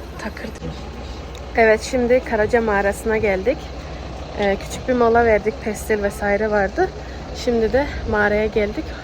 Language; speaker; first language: Turkish; early bilingual, heritage; Turkish